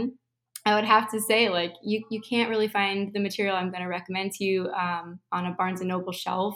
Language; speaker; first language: English; native; English